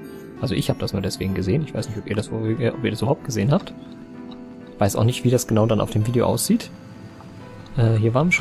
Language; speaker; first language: German; native; German